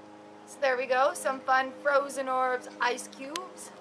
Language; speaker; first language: English; native; English